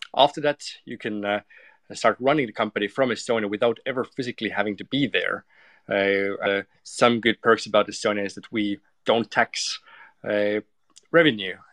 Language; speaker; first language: English; non-native, fluent; Estonian